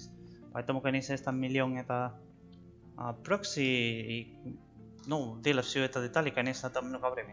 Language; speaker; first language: Russian; non-native, learner; Spanish